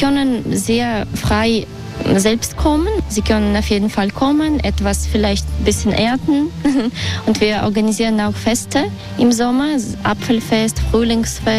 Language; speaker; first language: German; non-native, fluent; Russian